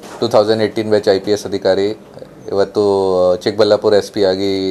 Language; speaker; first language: Kannada; non-native, fluent; Hindi